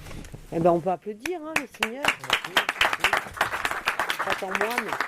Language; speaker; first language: French; native; French